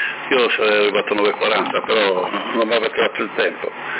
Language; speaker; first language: Italian; native; Italian